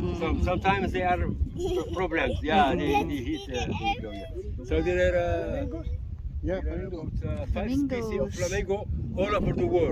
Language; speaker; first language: English; non-native, learner; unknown